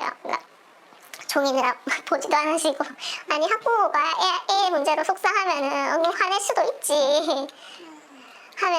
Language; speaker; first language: Korean; native; Korean